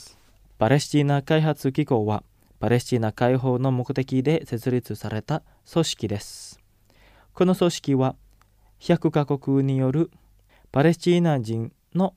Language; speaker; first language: Japanese; non-native, fluent; Indonesian